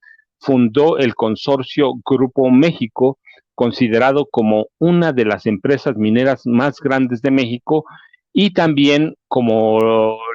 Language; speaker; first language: Spanish; native; Spanish